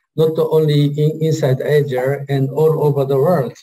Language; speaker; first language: English; non-native, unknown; Japanese